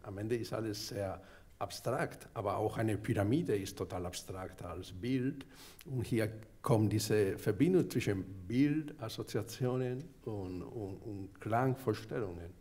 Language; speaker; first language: German; non-native, fluent; Spanish